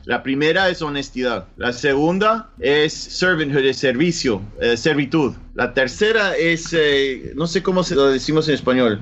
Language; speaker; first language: Spanish; non-native, fluent; English